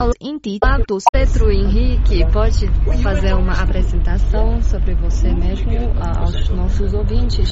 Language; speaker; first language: Portuguese; non-native, learner; Chinese